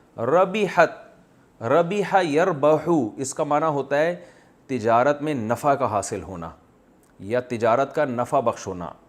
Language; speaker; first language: Urdu; native; Urdu